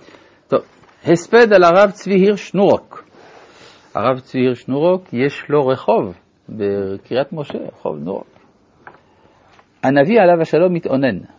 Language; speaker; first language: Hebrew; native; Hebrew